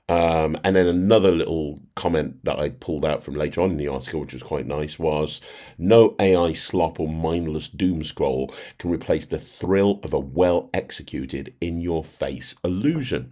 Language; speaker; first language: English; native; English